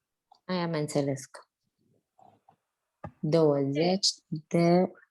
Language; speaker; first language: Romanian; non-native, learner; Spanish